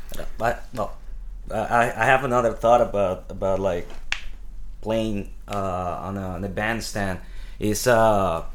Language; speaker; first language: English; non-native, fluent; Spanish